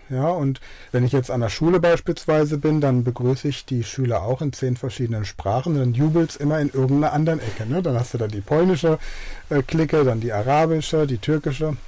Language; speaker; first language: German; native; German